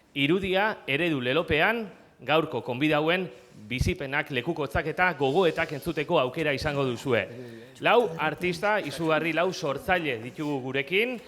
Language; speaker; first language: Basque; native; Basque